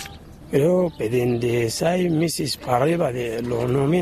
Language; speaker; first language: Spanish; non-native, learner; Arabic